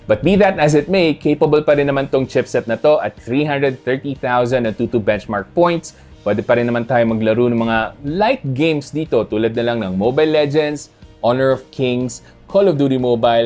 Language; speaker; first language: Filipino; native; Filipino